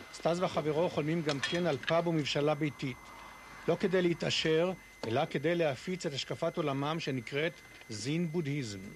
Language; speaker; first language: Hebrew; native; Hebrew